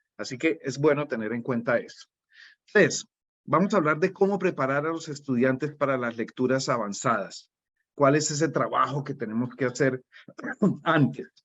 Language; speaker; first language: Spanish; native; Spanish